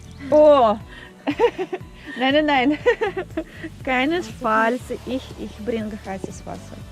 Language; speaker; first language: German; non-native, fluent; Russian